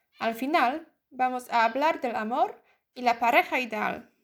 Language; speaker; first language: Spanish; non-native, learner; Polish